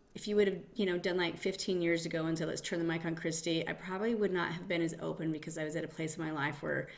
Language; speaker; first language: English; native; English